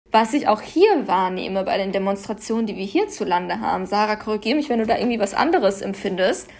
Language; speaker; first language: German; non-native, fluent; Persian